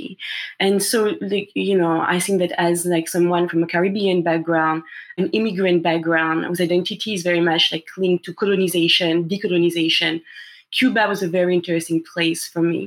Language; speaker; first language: English; non-native, fluent; French